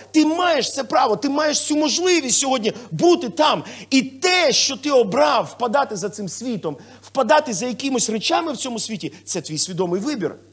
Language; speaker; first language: Ukrainian; non-native, local second language; Russian